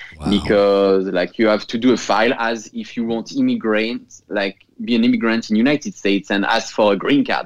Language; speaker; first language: English; non-native, fluent; French